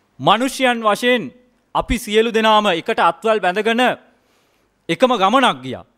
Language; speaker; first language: Sinhala; non-native, local second language; Tamil